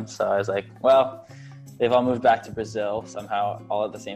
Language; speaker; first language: English; native; English